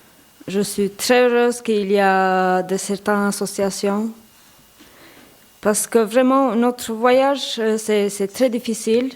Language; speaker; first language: French; non-native, learner; Albanian